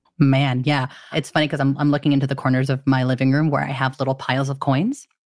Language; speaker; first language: English; early bilingual, other home language; Filipino